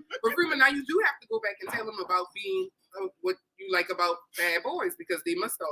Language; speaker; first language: English; native; English